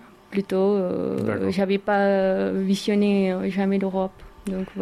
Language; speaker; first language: French; non-native, learner; Spanish